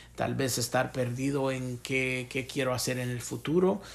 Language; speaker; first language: Spanish; early bilingual, heritage; Spanish